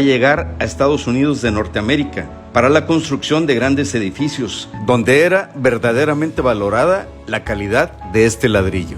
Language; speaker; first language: Spanish; native; Spanish